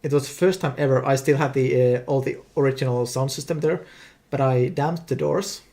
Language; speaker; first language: English; non-native, fluent; Finnish